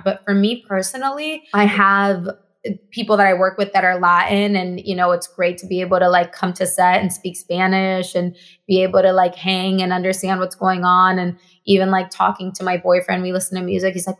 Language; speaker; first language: English; non-native, fluent; Spanish